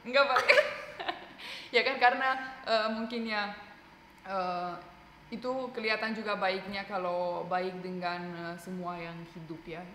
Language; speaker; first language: Indonesian; non-native, fluent; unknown